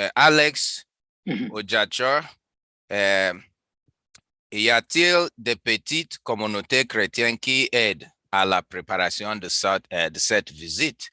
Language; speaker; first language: French; non-native, learner; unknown